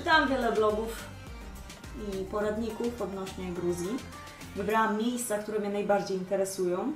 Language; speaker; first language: Polish; native; Polish